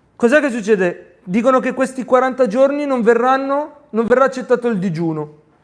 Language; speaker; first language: Italian; early bilingual, other home language; Arabic